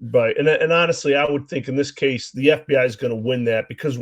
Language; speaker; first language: English; native; English